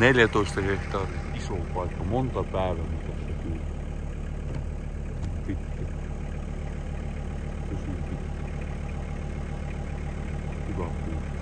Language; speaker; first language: Finnish; non-native, learner; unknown